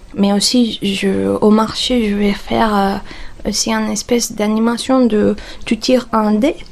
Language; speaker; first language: French; non-native, fluent; Spanish